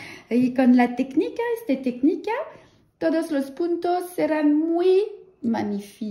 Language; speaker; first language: Spanish; non-native, learner; French